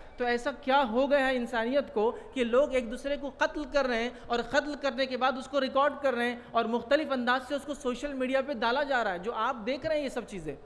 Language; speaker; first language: Urdu; native; Urdu